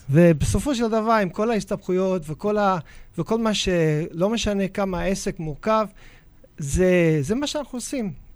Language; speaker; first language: Hebrew; non-native, fluent; English